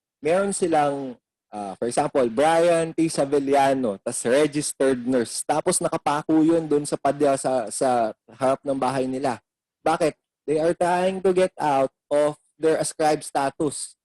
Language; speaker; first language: Filipino; non-native, local second language; Iloko